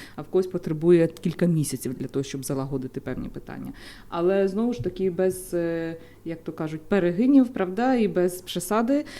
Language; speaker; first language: Ukrainian; native; Ukrainian